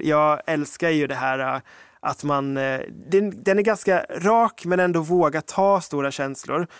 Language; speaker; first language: Swedish; early bilingual, other home language; English